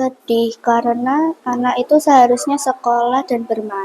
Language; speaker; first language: Indonesian; native; Indonesian